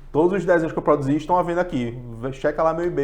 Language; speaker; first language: Portuguese; native; Portuguese